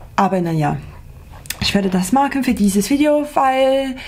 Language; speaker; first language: German; non-native, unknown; English